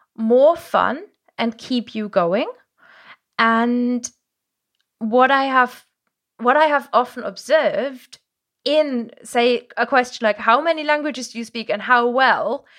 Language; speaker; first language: English; non-native, fluent; German